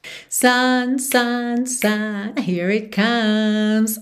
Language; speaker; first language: English; non-native, fluent; Portuguese